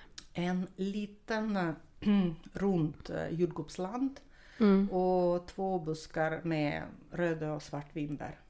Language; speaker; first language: Swedish; non-native, fluent; Russian